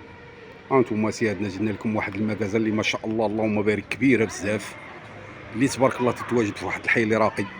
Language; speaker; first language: Arabic; native; Arabic